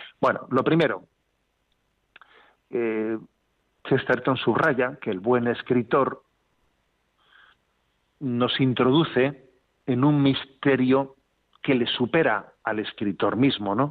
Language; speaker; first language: Spanish; native; Spanish